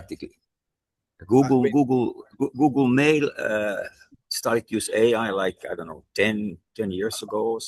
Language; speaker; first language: English; non-native, fluent; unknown